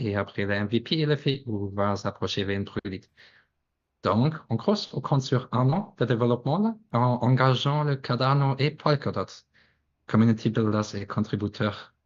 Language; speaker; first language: French; non-native, fluent; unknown